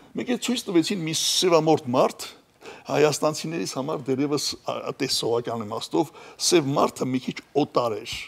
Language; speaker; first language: Armenian; native; Armenian